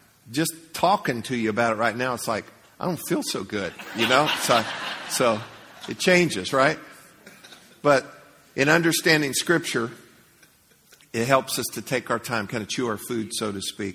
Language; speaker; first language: English; native; English